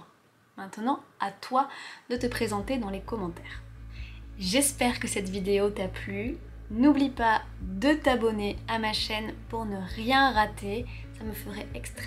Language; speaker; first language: French; native; French